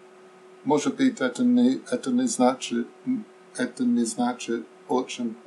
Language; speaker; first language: Russian; non-native, fluent; English